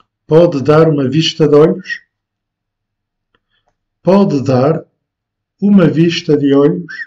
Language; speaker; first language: Portuguese; non-native, fluent; French